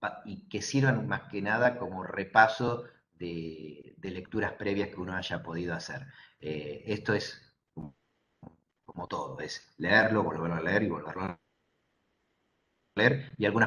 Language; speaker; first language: Spanish; native; Spanish